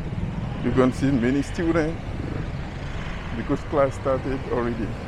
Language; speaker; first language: English; non-native, learner; French